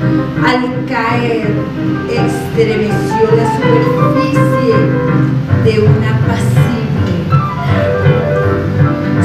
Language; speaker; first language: Spanish; native; Spanish